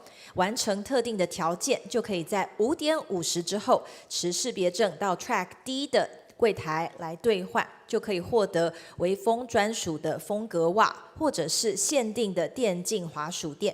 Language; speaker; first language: Chinese; native; Chinese